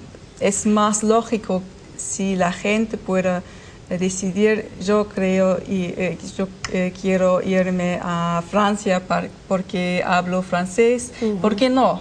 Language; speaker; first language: Spanish; non-native, learner; German